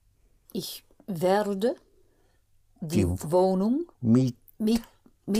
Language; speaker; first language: German; non-native, learner; English